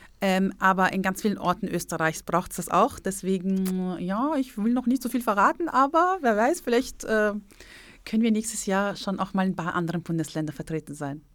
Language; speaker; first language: German; early bilingual, other home language; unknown